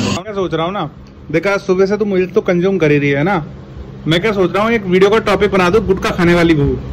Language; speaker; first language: Hindi; native; Hindi